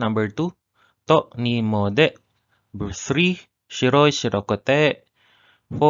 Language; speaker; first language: Japanese; non-native, learner; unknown